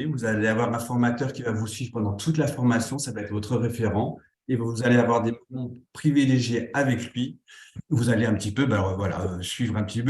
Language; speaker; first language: French; native; French